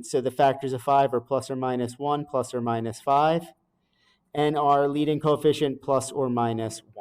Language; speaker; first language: English; native; English